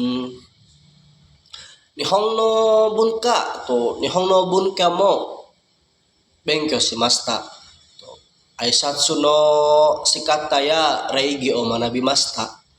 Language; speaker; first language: Japanese; non-native, learner; Indonesian